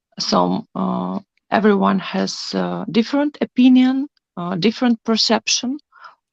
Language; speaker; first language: English; non-native, fluent; Russian